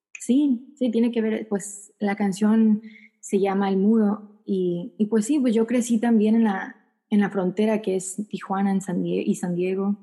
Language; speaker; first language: Spanish; early bilingual, heritage; Spanish